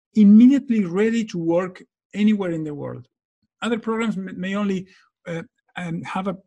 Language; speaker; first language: English; non-native, fluent; Spanish